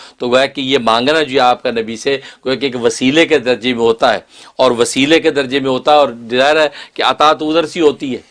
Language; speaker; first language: Urdu; native; Urdu